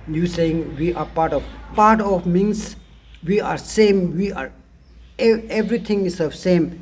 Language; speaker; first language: English; non-native, learner; Tibetan